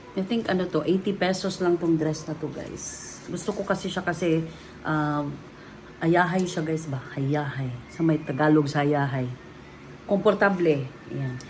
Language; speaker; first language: Filipino; non-native, local second language; Cebuano